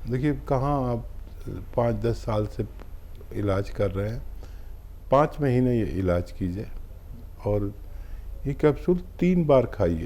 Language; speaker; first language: Hindi; native; Hindi